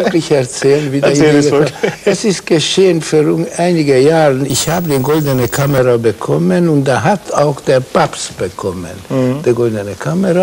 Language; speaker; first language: German; non-native, fluent; Hungarian